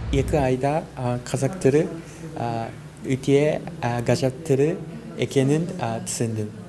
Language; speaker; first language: Kazakh; non-native, learner; Japanese